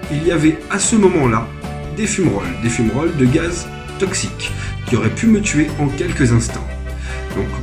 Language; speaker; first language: French; native; French